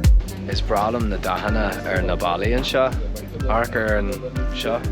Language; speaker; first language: Irish; non-native, local second language; English